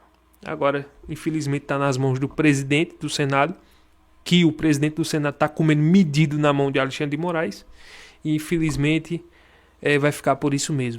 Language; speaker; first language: Portuguese; native; Portuguese